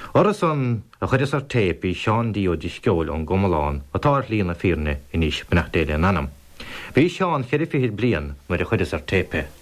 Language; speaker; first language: Irish; native; Irish